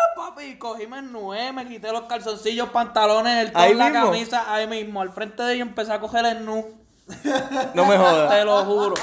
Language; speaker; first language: Spanish; native; Spanish